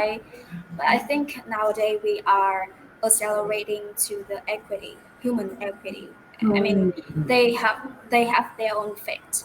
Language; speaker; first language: English; non-native, fluent; Vietnamese